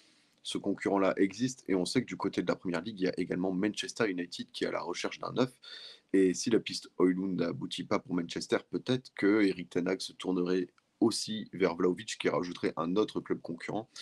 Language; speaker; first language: French; native; French